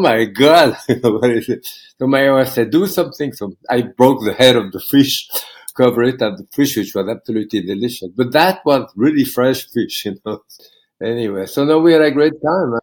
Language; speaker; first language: English; non-native, fluent; French